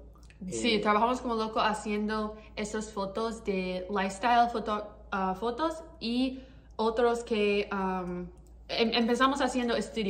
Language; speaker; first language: Spanish; non-native, learner; English